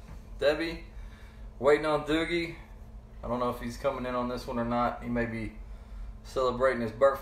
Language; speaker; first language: English; native; English